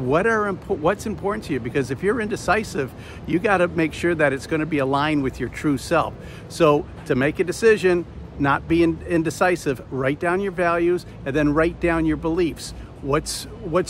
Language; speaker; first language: English; native; English